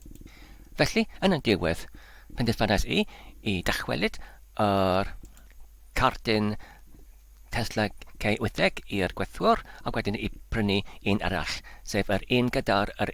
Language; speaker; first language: Welsh; non-native, learner; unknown